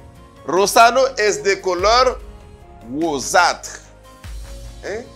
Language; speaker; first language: Spanish; non-native, fluent; Haitian Creole